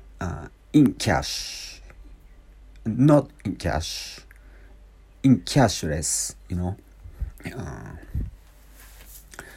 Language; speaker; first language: English; non-native, learner; Japanese